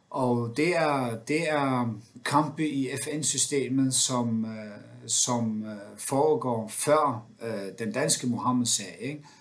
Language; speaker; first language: Danish; non-native, local second language; Faroese